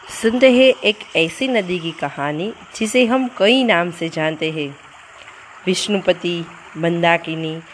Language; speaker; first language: Hindi; non-native, local second language; Gujarati